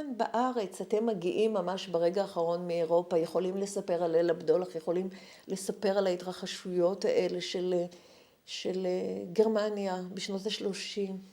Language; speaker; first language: Hebrew; native; Hebrew